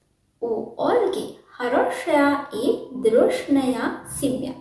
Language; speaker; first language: Russian; non-native, learner; Sinhala